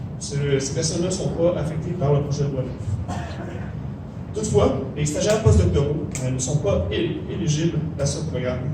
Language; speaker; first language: French; native; French